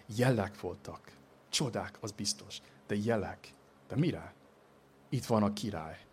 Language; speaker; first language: Hungarian; non-native, fluent; English